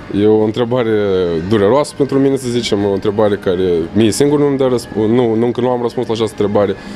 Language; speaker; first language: Romanian; native; Romanian